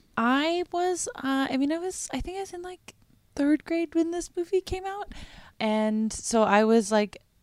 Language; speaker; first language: English; native; English